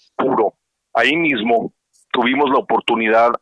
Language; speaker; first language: Spanish; native; Spanish